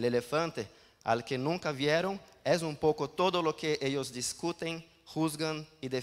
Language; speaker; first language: Spanish; non-native, learner; Portuguese